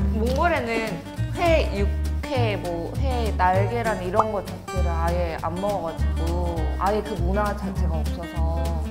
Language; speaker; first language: Korean; non-native, fluent; Mongolian